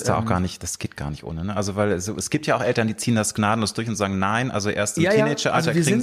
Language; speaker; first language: German; native; German